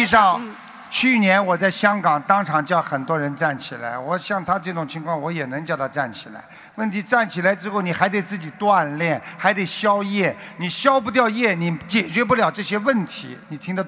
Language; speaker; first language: Chinese; native; Chinese